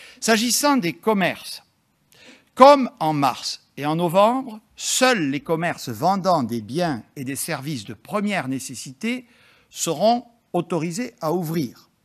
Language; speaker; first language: French; native; French